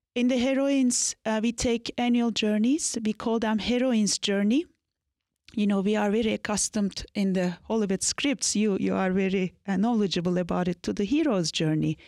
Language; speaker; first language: English; non-native, fluent; Turkish